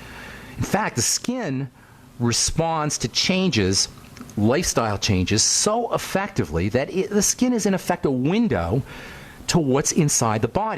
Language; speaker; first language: English; native; English